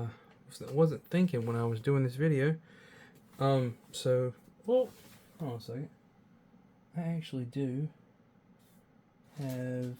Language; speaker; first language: English; native; English